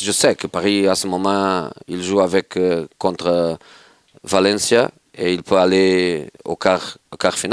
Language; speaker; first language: French; non-native, fluent; Portuguese